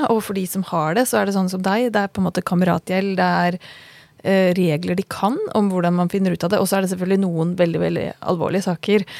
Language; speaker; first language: Norwegian; native; Norwegian